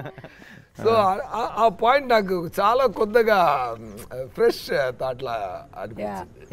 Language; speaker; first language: Telugu; non-native, learner; Tamil